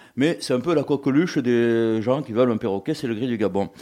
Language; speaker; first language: French; native; French